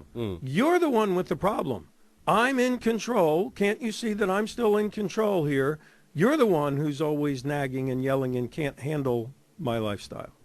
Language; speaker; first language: English; native; English